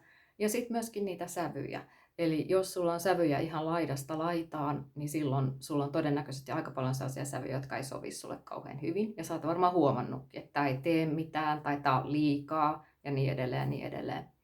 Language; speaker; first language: Finnish; native; Finnish